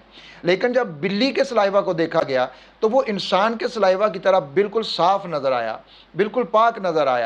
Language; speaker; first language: Urdu; native; Urdu